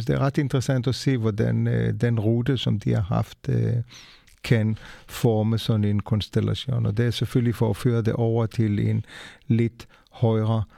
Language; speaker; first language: Danish; non-native, fluent; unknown